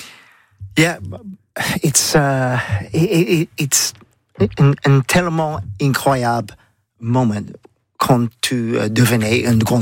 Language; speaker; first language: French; non-native, learner; English